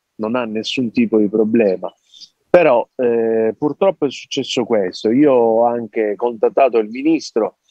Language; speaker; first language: Italian; native; Italian